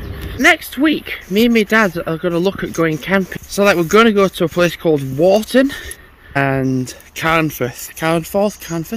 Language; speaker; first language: English; native; English